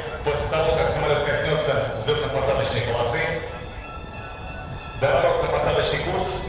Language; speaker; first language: Russian; native; Russian